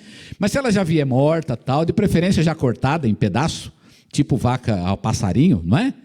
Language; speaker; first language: Portuguese; native; Portuguese